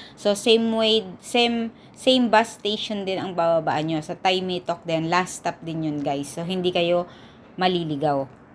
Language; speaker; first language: Filipino; native; Filipino